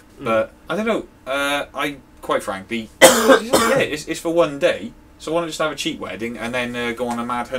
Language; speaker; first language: English; native; English